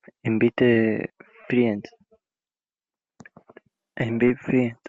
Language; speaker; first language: English; non-native, learner; Spanish